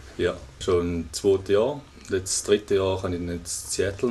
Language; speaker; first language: German; native; German